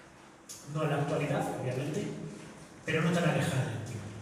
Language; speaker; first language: Spanish; native; Spanish